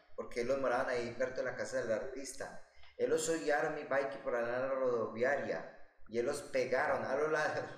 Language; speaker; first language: Portuguese; non-native, learner; Spanish